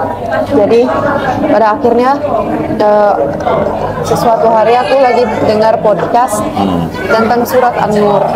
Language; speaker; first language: Indonesian; non-native, fluent; Finnish